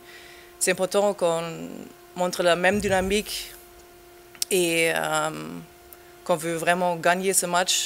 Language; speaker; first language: French; non-native, fluent; German